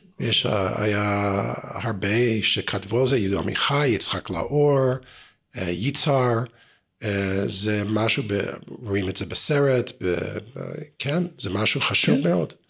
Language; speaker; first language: Hebrew; non-native, fluent; English